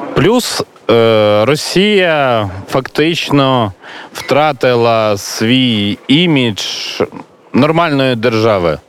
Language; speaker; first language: Ukrainian; native; Ukrainian